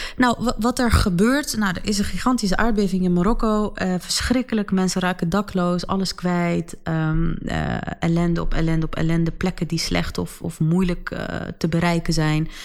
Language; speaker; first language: Dutch; early bilingual, other home language; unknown